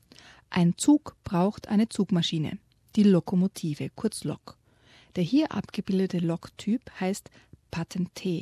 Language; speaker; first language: German; native; German